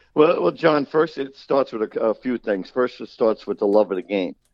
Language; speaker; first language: English; native; English